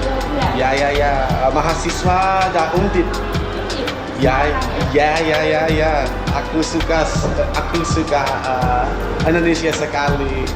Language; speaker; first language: Indonesian; non-native, learner; English